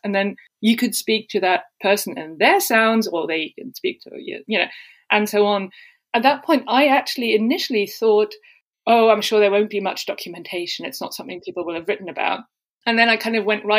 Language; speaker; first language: English; non-native, fluent; German